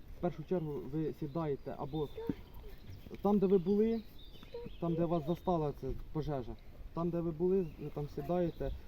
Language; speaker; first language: Ukrainian; native; Ukrainian